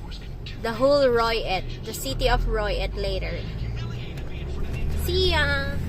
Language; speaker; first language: English; non-native, local second language; Filipino